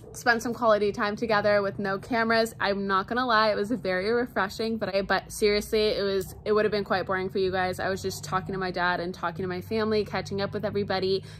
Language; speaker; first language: English; native; English